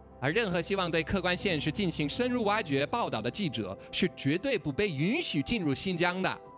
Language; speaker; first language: Chinese; non-native, fluent; English